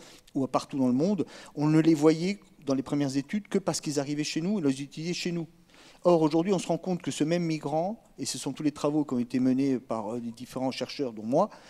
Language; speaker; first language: French; native; French